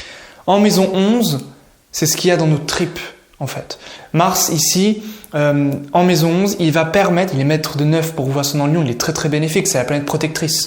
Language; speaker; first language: French; native; French